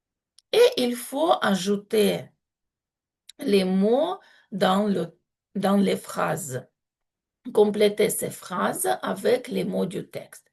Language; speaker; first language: French; non-native, fluent; Ukrainian